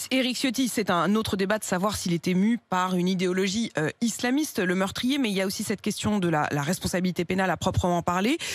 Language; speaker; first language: French; native; French